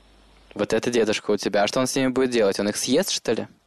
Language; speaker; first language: Russian; native; Russian